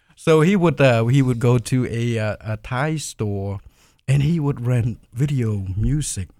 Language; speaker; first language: English; non-native, fluent; Khmer